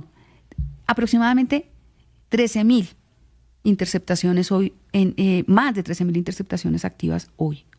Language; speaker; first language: Spanish; native; Spanish